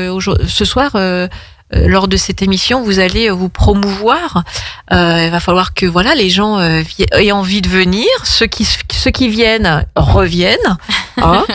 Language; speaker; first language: French; native; French